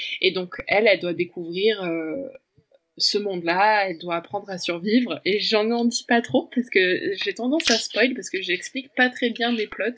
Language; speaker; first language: French; early bilingual, other home language; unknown